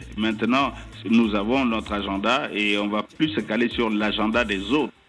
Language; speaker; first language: French; non-native, local second language; Wolof